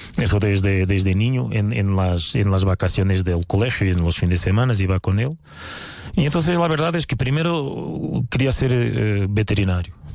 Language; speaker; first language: Spanish; non-native, fluent; Portuguese